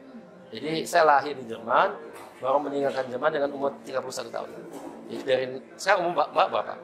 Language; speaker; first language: Indonesian; early bilingual, heritage; German